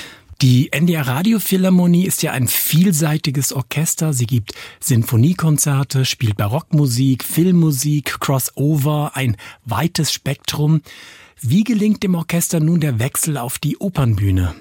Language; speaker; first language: German; native; German